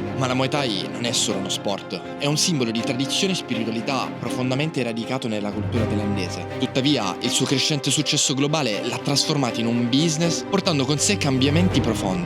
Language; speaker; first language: Italian; native; Italian